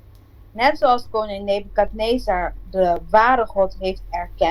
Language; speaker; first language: Dutch; non-native, local second language; Papiamento